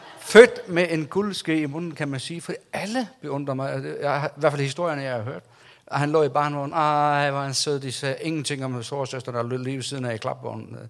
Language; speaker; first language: Danish; non-native, local second language; Faroese